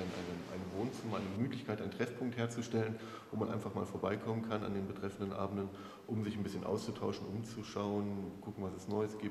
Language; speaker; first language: German; native; German